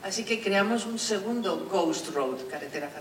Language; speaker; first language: Spanish; native; Spanish